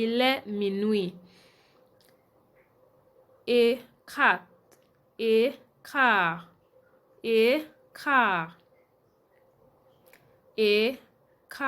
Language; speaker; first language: French; non-native, fluent; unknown